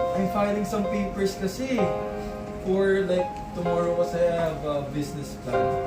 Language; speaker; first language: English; non-native, local second language; Filipino